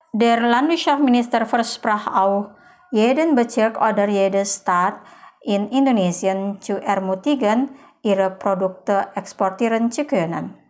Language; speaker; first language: German; non-native, fluent; Indonesian